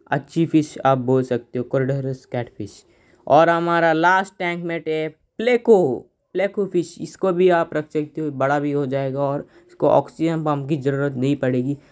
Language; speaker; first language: Hindi; native; Hindi